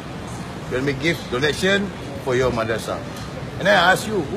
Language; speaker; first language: English; non-native, local second language; Malay